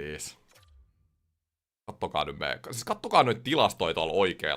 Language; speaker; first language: Finnish; native; Finnish